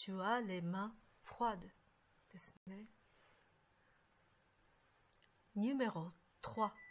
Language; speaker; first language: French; non-native, fluent; Japanese